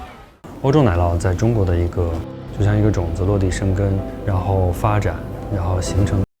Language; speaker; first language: Chinese; native; Chinese